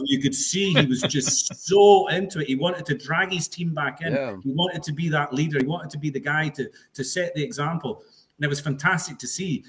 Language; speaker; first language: English; native; English